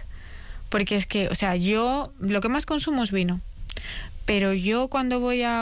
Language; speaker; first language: Spanish; native; Spanish